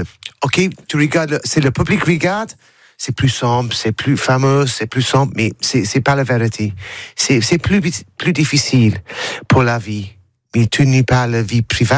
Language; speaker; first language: French; non-native, learner; English